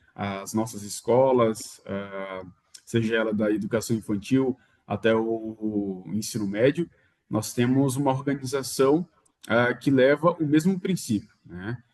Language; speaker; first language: Portuguese; native; Portuguese